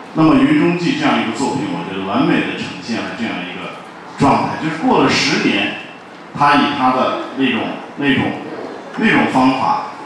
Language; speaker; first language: Chinese; native; Chinese